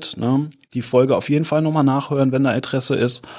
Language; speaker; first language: German; native; German